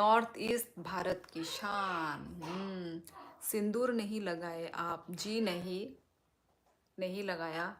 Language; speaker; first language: Hindi; non-native, local second language; Kok Borok